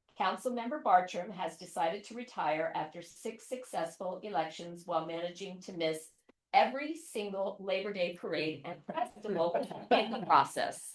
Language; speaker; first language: English; native; English